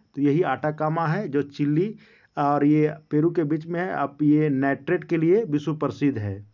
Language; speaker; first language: Hindi; native; Hindi